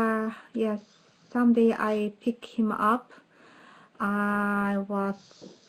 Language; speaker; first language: English; non-native, learner; Turkish